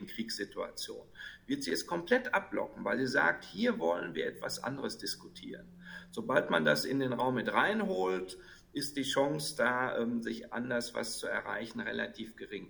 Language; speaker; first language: German; native; German